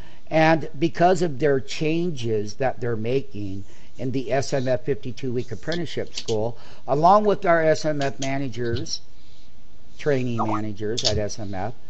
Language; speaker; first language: English; native; English